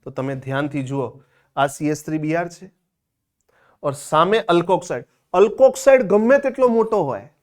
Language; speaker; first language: Hindi; non-native, local second language; Gujarati